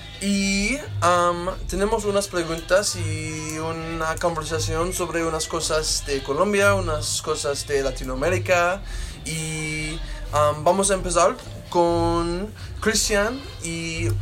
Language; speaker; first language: Spanish; non-native, learner; English